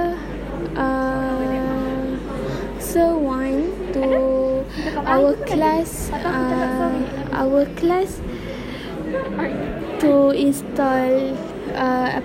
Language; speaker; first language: English; non-native, local second language; Malay